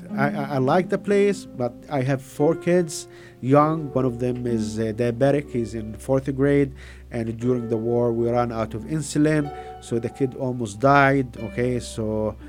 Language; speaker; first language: English; non-native, fluent; Arabic